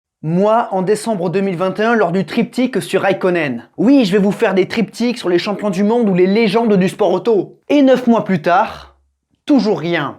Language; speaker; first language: French; native; French